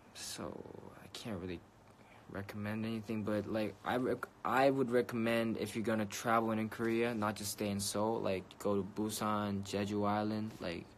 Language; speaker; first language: English; early bilingual, other home language; Korean